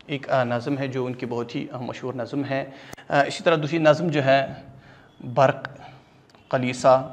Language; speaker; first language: Urdu; non-native, local second language; Kashmiri